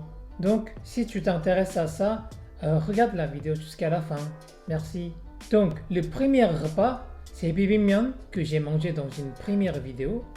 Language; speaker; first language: French; non-native, learner; Korean